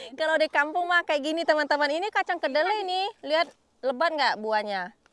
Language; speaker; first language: Indonesian; native; Indonesian